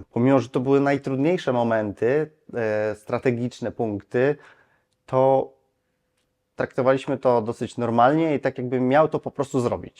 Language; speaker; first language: Polish; native; Polish